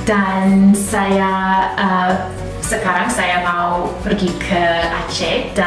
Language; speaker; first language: Indonesian; non-native, learner; English